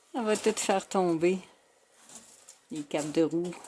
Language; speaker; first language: French; native; French